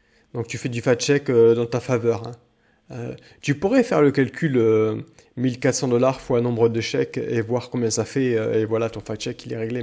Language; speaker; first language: French; native; French